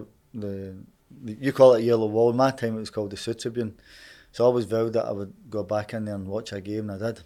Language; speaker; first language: English; native; English